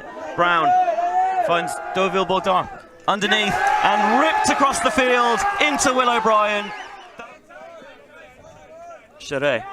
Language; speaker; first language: English; native; English